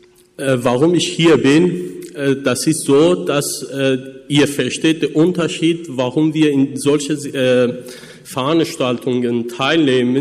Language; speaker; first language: German; non-native, fluent; Persian